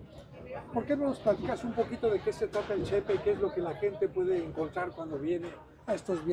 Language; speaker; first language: Spanish; native; Spanish